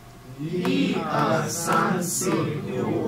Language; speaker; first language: Chinese; non-native, learner; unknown